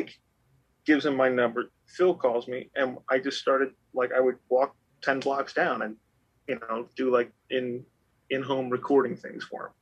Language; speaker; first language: English; native; English